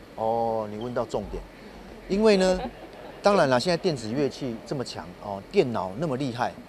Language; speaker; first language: Chinese; non-native, local second language; Min Nan Chinese